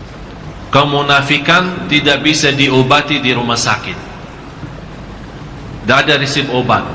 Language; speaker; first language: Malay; non-native, fluent; Arabic